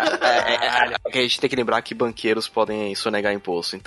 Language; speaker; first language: Portuguese; native; Portuguese